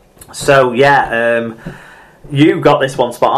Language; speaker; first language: English; native; English